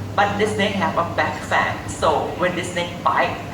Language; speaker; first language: English; non-native, learner; Thai